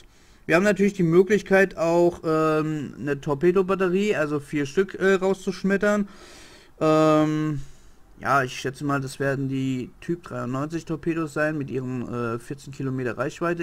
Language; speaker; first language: German; native; German